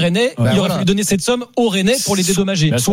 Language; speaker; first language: French; native; French